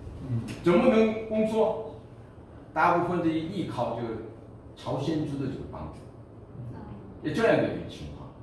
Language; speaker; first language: Chinese; non-native, fluent; Korean